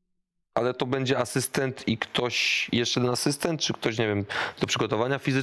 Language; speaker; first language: Polish; native; Polish